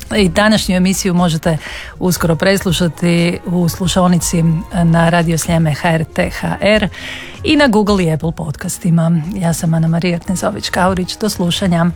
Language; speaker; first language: Croatian; native; Croatian